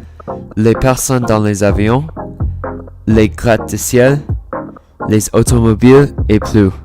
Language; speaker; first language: French; non-native, learner; English